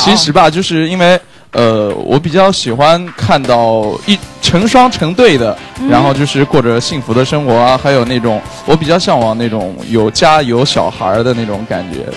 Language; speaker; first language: Chinese; native; Chinese